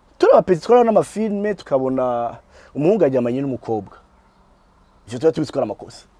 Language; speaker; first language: Rundi; native; Rundi